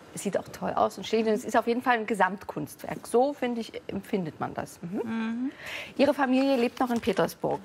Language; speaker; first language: German; native; German